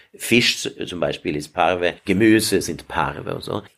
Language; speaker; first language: German; non-native, fluent; Swedish